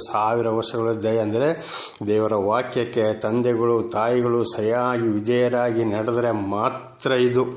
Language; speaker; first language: Kannada; native; Kannada